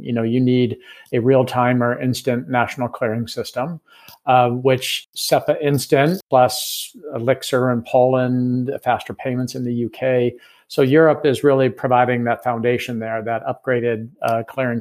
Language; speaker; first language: English; native; English